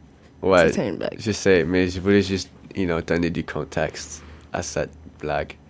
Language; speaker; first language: French; non-native, learner; English